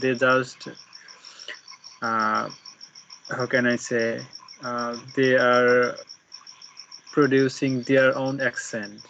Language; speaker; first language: English; non-native, learner; Bangla